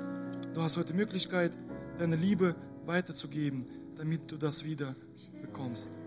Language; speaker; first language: German; non-native, fluent; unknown